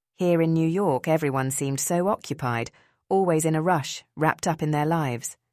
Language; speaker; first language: English; early bilingual, other home language; Spanish